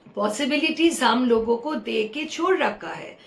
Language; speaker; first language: Hindi; non-native, local second language; Bangla